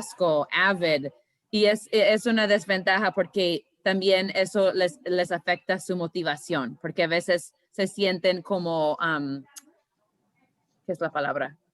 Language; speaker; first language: Spanish; early bilingual, heritage; Spanish